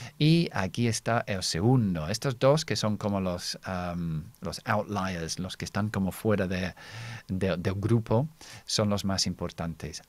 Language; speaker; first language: Spanish; non-native, fluent; English